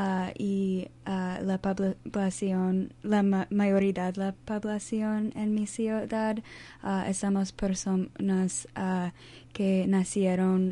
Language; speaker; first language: Spanish; non-native, learner; English